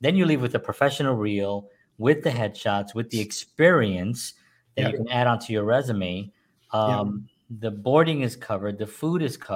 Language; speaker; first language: English; native; English